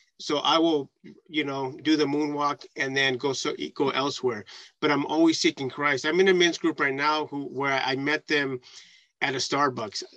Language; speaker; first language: English; early bilingual, other home language; Spanish